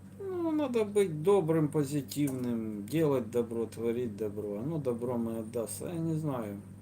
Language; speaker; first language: Russian; native; Russian